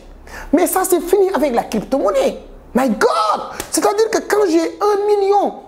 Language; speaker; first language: French; non-native, local second language; Wolof